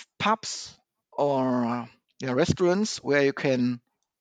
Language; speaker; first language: English; non-native, fluent; German